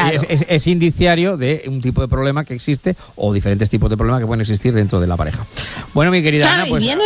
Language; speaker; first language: Spanish; native; Spanish